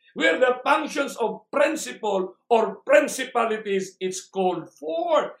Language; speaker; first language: English; non-native, local second language; Filipino